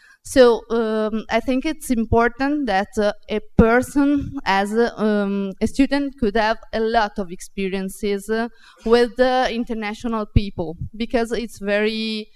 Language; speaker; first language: English; non-native, fluent; Italian